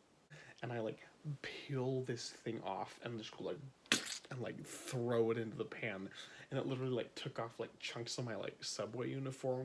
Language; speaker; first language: English; native; English